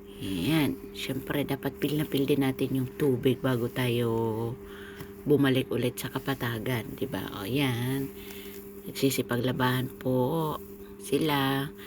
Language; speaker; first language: Filipino; native; Filipino